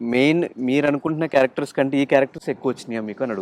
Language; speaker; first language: Telugu; native; Telugu